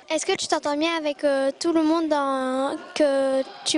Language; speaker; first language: French; native; French